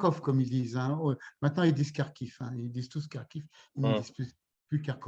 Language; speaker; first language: French; native; French